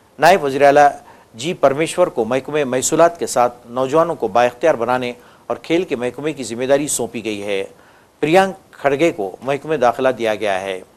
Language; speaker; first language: Urdu; native; Urdu